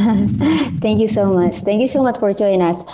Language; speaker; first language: English; non-native, learner; Indonesian